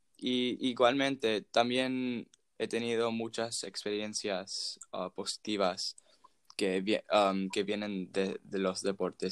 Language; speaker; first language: Spanish; non-native, fluent; English